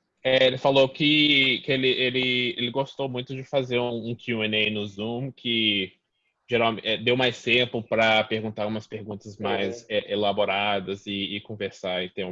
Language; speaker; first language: Portuguese; early bilingual, heritage; Portuguese